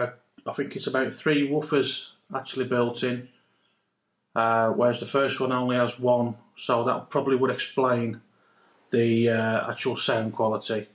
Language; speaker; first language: English; native; English